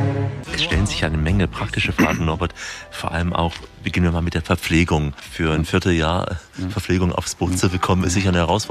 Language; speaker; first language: German; native; German